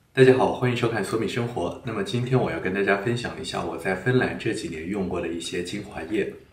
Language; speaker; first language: Chinese; native; Chinese